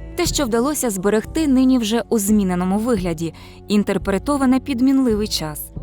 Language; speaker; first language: Ukrainian; native; Ukrainian